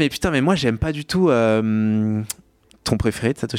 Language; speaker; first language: French; native; French